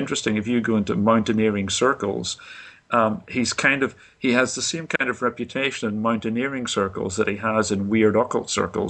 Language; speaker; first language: English; native; English